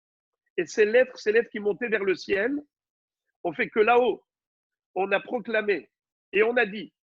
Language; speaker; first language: French; native; French